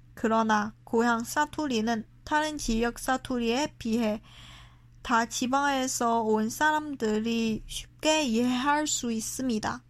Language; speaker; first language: Korean; non-native, fluent; Chinese